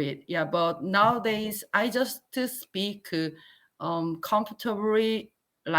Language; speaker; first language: English; non-native, learner; Korean